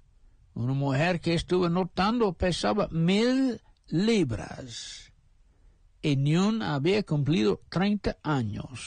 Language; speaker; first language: Spanish; non-native, fluent; English